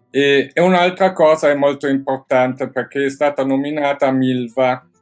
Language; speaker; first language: Italian; non-native, fluent; German